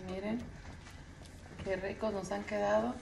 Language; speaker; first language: Spanish; native; Spanish